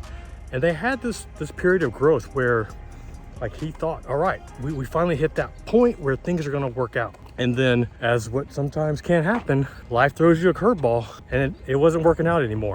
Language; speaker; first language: English; native; English